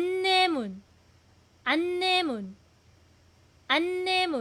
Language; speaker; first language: Korean; non-native, fluent; Filipino